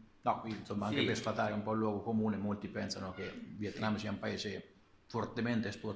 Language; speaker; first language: Italian; native; Italian